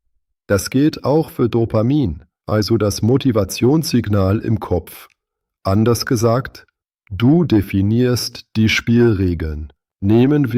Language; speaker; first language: German; native; German